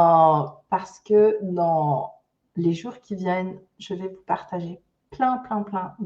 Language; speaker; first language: French; native; French